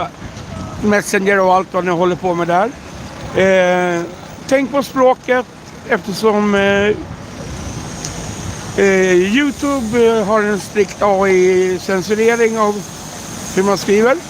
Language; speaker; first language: Swedish; native; Swedish